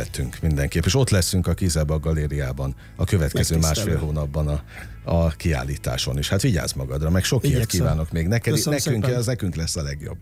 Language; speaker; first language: Hungarian; native; Hungarian